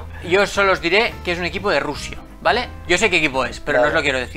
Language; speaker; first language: Spanish; native; Spanish